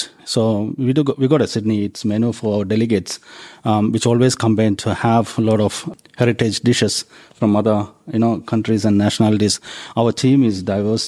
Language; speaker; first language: English; non-native, local second language; Malayalam